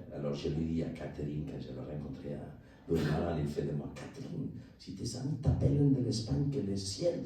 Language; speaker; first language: French; non-native, learner; Spanish